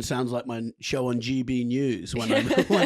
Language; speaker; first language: English; native; English